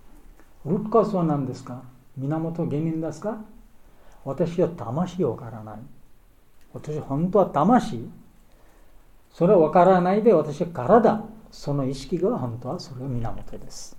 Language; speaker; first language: Japanese; non-native, learner; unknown